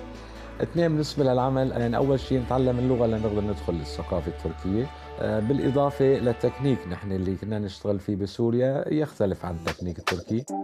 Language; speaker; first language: Arabic; native; Arabic